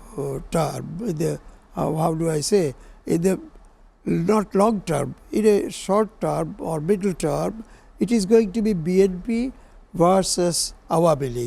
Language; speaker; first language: English; non-native, local second language; Bangla